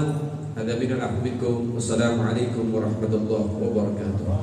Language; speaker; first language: Indonesian; native; Indonesian